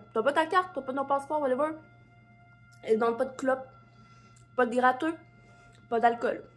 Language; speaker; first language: French; native; French